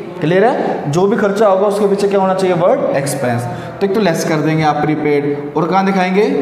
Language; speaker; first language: Hindi; native; Hindi